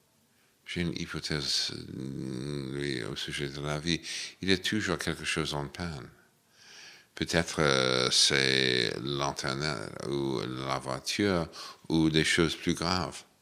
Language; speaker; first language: French; non-native, fluent; English